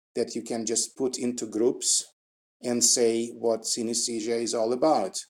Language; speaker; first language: English; non-native, fluent; Russian